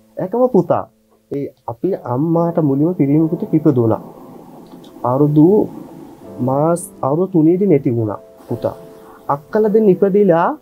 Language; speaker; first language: Sinhala; non-native, fluent; Bangla